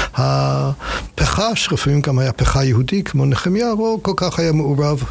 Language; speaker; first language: Hebrew; non-native, fluent; English